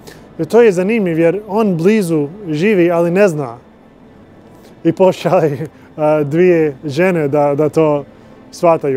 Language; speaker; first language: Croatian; non-native, learner; English